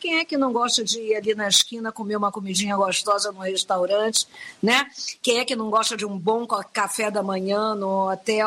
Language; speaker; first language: Portuguese; native; Portuguese